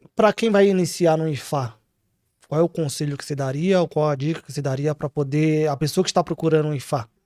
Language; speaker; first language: Portuguese; native; Portuguese